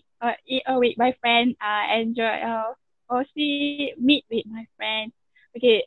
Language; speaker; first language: English; non-native, local second language; Malay